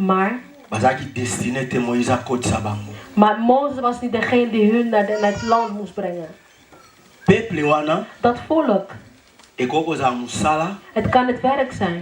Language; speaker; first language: Dutch; non-native, fluent; Lingala